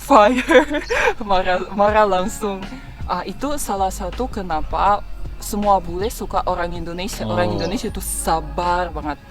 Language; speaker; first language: Indonesian; non-native, fluent; Russian